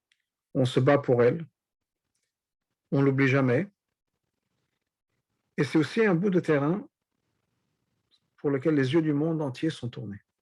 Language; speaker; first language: French; native; French